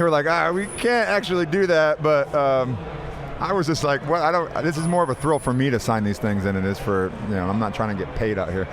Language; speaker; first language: English; native; English